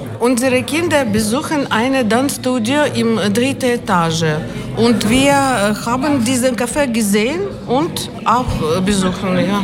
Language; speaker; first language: German; non-native, learner; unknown